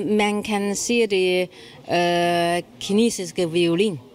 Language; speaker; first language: Danish; non-native, learner; Chinese